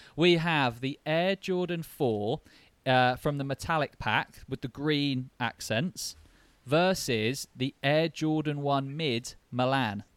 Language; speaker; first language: English; native; English